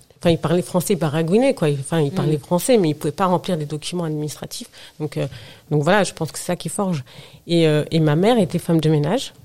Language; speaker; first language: French; early bilingual, other home language; Arabic